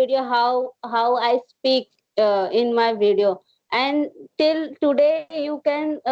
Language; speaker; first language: English; non-native, learner; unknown